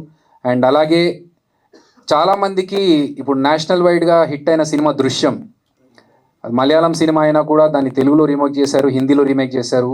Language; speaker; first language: Telugu; native; Telugu